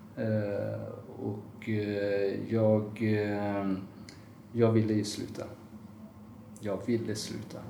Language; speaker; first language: Swedish; non-native, fluent; Persian